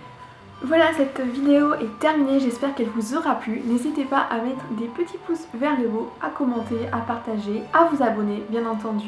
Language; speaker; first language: French; native; French